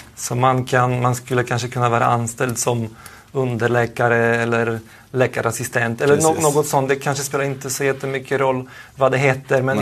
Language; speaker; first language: Swedish; non-native, fluent; Polish